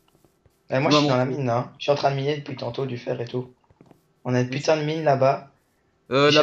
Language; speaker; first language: French; native; French